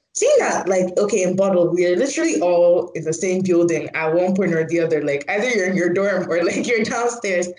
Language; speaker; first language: English; non-native, local second language; Igbo